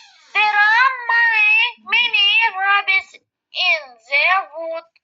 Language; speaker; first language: English; non-native, learner; Azerbaijani